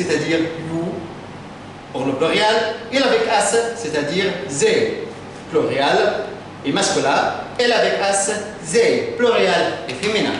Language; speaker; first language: French; non-native, fluent; Arabic